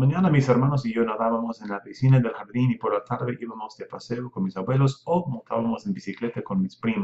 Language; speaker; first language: Spanish; non-native, fluent; English